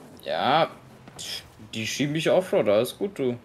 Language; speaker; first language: German; native; German